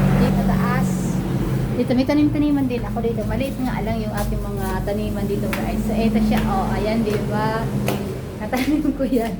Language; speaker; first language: Filipino; non-native, local second language; Bikol